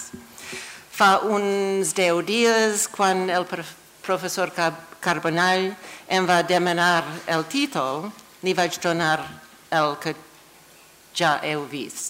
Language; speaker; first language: Catalan; non-native, fluent; English